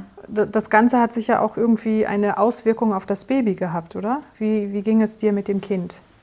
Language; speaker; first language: German; native; German